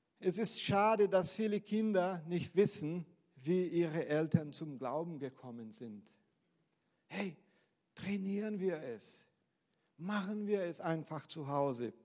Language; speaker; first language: German; non-native, fluent; Portuguese